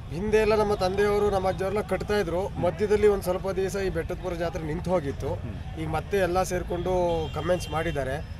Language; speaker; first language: Kannada; native; Kannada